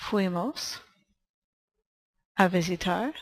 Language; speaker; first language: Spanish; non-native, fluent; English